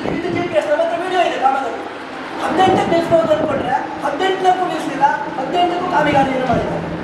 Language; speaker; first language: Kannada; native; Kannada